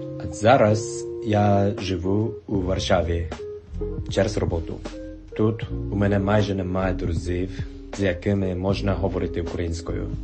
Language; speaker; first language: Ukrainian; non-native, learner; Japanese